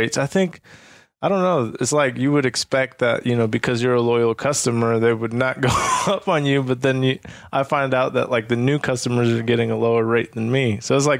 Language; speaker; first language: English; early bilingual, other home language; Spanish